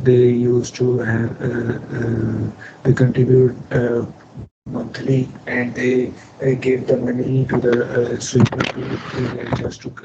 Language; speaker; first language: English; non-native, learner; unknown